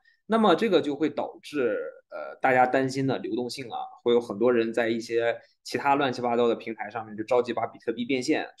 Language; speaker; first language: Chinese; native; Chinese